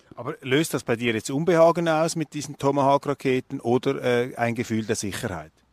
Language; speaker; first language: German; native; German